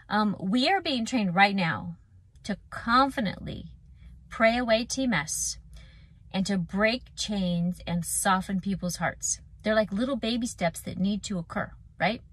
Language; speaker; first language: English; native; English